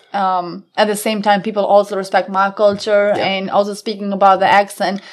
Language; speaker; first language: English; non-native, fluent; Albanian